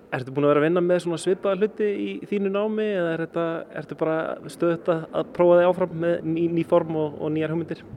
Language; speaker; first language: Icelandic; native; Icelandic